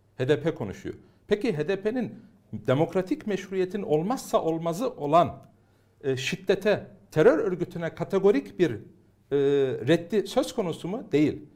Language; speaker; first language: Turkish; early bilingual, heritage; Turkish